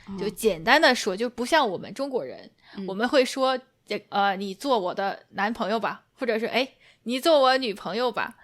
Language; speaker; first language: Chinese; native; Chinese